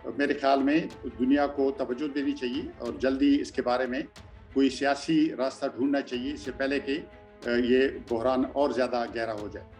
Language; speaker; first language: Urdu; non-native, local second language; Pashto